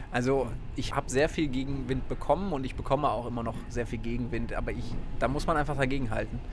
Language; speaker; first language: German; native; German